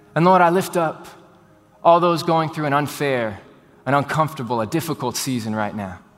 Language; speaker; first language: English; native; English